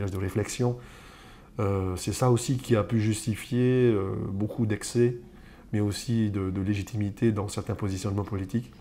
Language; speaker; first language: French; native; French